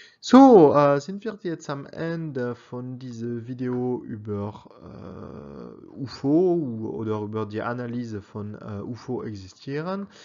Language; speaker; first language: German; non-native, learner; French